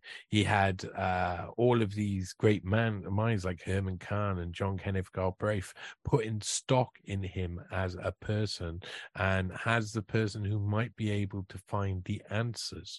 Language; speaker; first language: English; native; English